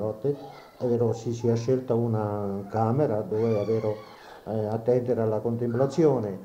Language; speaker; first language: Italian; native; Italian